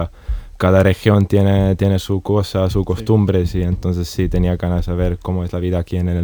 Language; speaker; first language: Spanish; non-native, fluent; Estonian